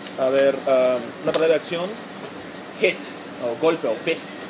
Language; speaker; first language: Spanish; native; Spanish